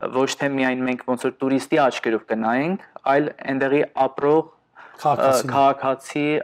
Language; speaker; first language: Armenian; early bilingual, heritage; Armenian